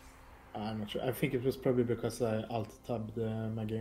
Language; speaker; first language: English; non-native, fluent; Swedish